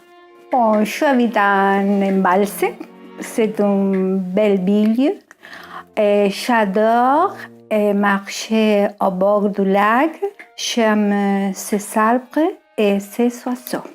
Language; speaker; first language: French; non-native, learner; Spanish